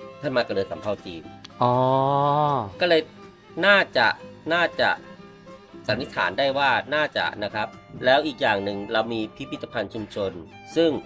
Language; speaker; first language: Thai; native; Thai